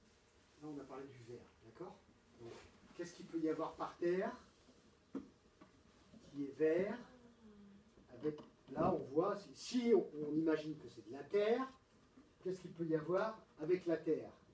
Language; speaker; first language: French; native; French